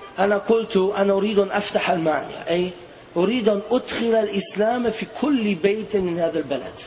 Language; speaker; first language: Arabic; non-native, fluent; German